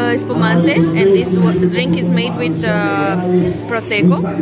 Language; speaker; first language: English; non-native, fluent; Portuguese